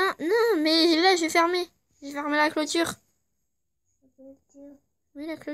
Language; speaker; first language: French; native; French